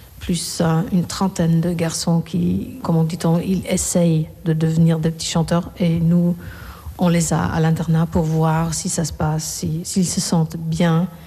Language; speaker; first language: French; non-native, fluent; Korean